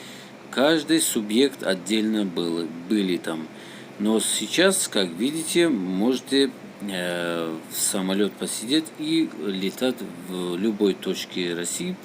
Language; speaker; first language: Russian; non-native, learner; Tajik